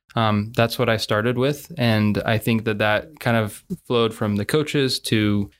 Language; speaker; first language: English; native; English